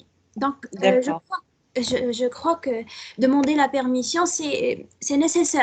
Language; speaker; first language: French; non-native, local second language; Arabic